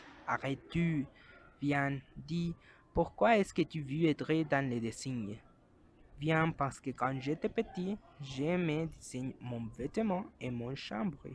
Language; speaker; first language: French; non-native, learner; Spanish